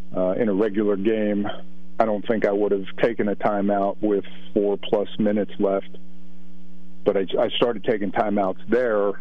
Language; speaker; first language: English; native; English